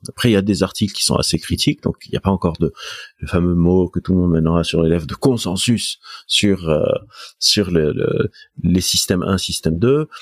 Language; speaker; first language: French; non-native, local second language; Arabic